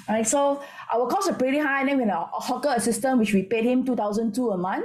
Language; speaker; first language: English; non-native, local second language; Min Nan Chinese